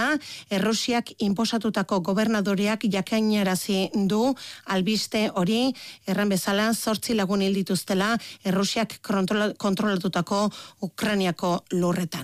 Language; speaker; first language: Basque; native; Basque